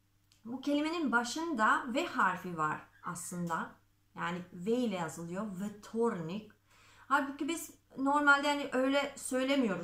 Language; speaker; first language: Turkish; non-native, fluent; Macedonian